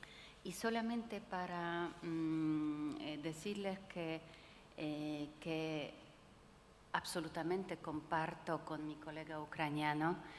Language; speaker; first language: Spanish; non-native, fluent; Polish